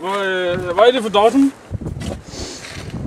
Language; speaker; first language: Norwegian; non-native, learner; Swedish